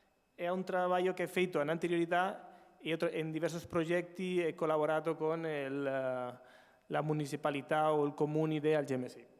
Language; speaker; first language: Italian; non-native, learner; Spanish